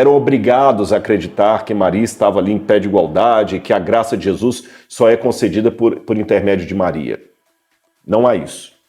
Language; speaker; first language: Portuguese; native; Portuguese